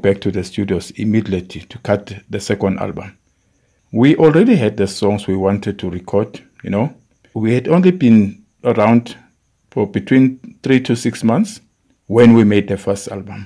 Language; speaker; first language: English; non-native, local second language; Zulu